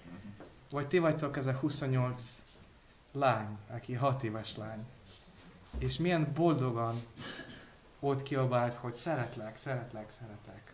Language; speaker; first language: Hungarian; non-native, learner; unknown